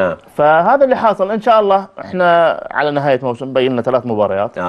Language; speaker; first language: Arabic; native; Arabic